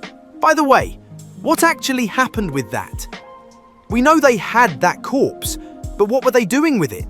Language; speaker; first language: English; native; English